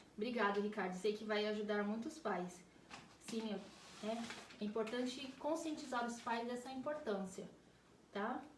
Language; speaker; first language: Portuguese; native; Portuguese